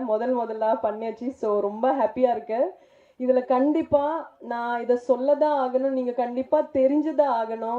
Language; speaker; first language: Tamil; non-native, fluent; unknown